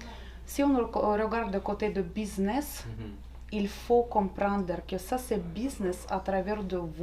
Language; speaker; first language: French; non-native, fluent; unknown